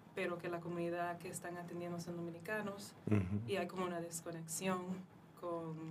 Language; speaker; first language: Spanish; early bilingual, heritage; Spanish